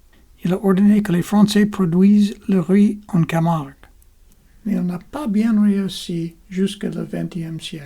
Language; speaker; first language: French; non-native, fluent; English